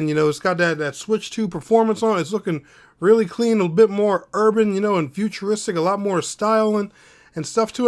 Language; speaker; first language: English; native; English